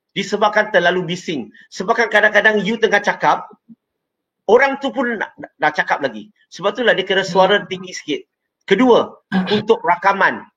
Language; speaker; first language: Malay; non-native, local second language; Chinese